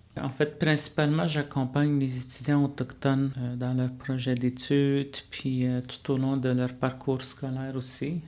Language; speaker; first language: French; non-native, local second language; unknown